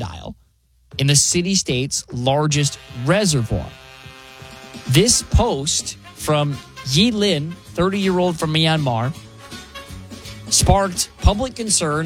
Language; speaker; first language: English; native; English